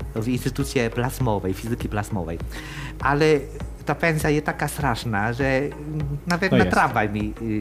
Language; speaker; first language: Polish; non-native, fluent; Vietnamese